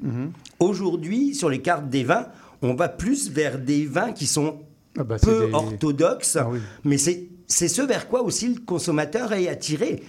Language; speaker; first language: French; native; French